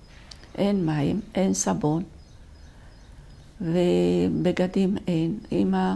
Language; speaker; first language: Hebrew; non-native, fluent; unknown